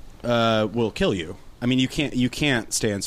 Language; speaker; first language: English; native; English